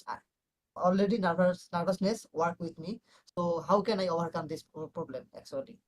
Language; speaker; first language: English; non-native, learner; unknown